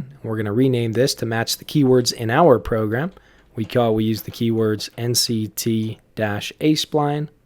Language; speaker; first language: English; native; English